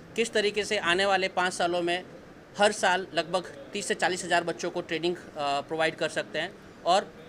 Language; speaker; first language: Hindi; native; Hindi